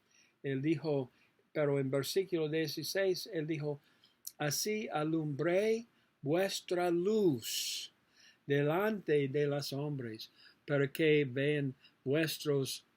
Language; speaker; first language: Spanish; non-native, learner; English